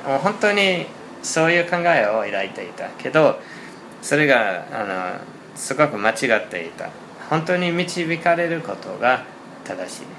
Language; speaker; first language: Japanese; non-native, fluent; English